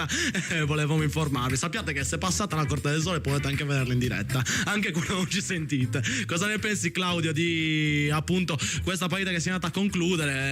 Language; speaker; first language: Italian; native; Italian